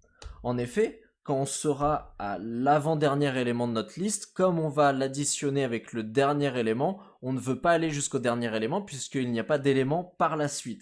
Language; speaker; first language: French; native; French